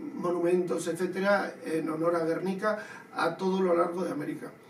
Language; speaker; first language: Spanish; non-native, local second language; Basque